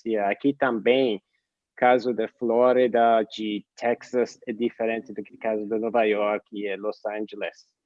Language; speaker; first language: Portuguese; non-native, fluent; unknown